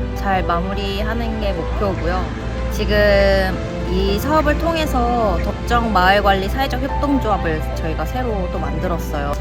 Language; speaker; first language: Korean; native; Korean